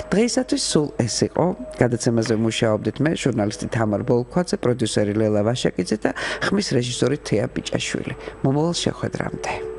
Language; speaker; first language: Georgian; native; Georgian